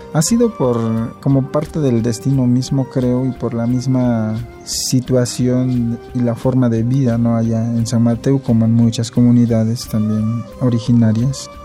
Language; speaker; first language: Spanish; non-native, local second language; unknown